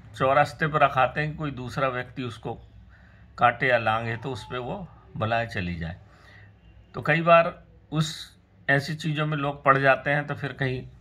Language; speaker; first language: Hindi; native; Hindi